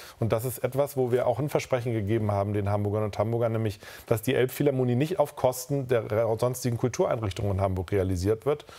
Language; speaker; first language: German; native; German